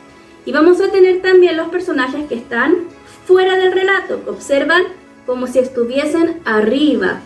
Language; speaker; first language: Spanish; native; Spanish